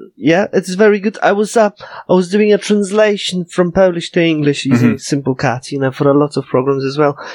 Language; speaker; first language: English; non-native, fluent; Polish